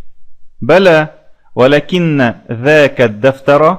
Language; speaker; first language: Arabic; non-native, fluent; Russian